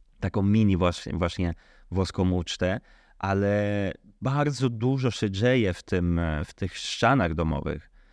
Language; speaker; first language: Polish; early bilingual, heritage; Polish